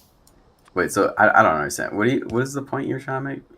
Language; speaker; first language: English; native; English